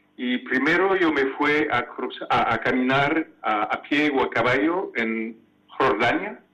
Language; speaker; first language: Spanish; non-native, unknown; French